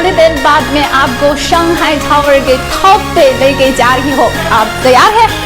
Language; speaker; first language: Urdu; non-native, fluent; Chinese